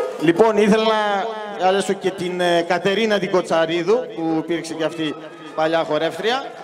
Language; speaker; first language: Greek; early bilingual, heritage; Greek